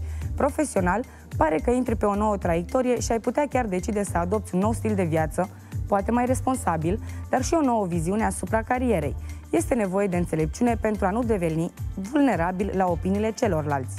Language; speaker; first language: Romanian; native; Romanian